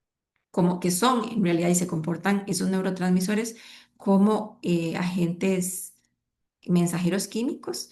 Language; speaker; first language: Spanish; native; Spanish